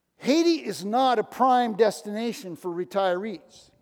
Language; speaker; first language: English; native; English